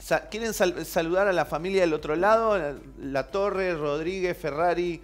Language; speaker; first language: Spanish; native; Spanish